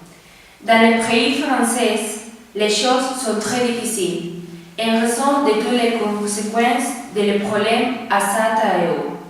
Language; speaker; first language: French; non-native, learner; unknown